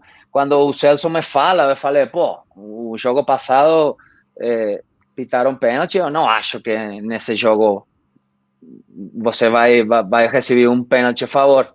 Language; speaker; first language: Portuguese; non-native, fluent; Spanish